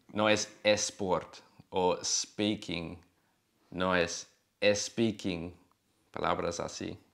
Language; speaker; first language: Spanish; non-native, learner; English